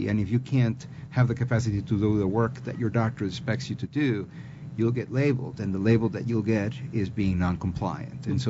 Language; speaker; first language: English; non-native, fluent; Spanish